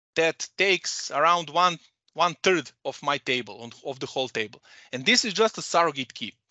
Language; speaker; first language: English; non-native, fluent; Serbian